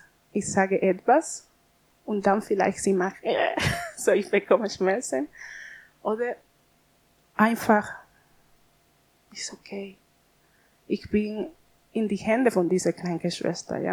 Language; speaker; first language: German; non-native, learner; Spanish